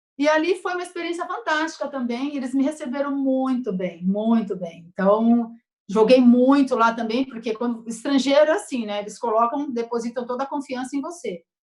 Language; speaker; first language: Portuguese; native; Portuguese